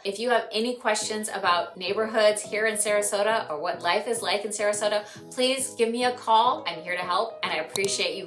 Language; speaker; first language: English; native; English